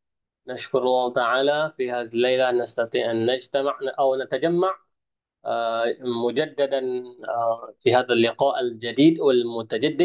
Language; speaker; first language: Arabic; non-native, fluent; Malay